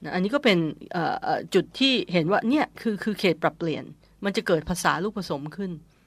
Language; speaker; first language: Thai; native; Thai